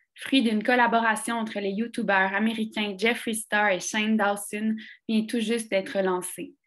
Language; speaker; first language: French; native; French